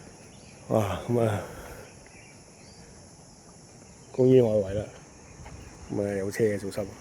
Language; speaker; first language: Chinese; native; Chinese